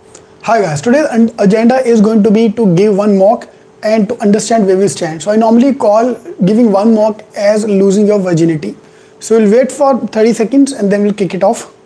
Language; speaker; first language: English; non-native, local second language; Hindi